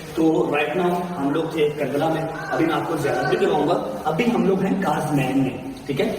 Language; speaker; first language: Urdu; non-native, local second language; Punjabi